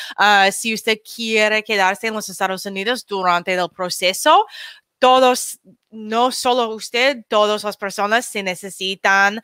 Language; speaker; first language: Spanish; non-native, learner; English